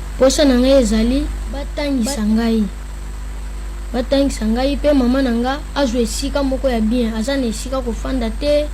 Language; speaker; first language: Lingala; native; Lingala